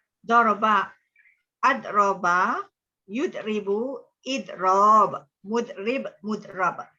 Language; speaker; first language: Arabic; non-native, learner; Malay